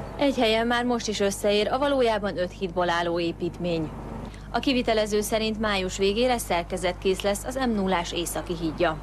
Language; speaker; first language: Hungarian; native; Hungarian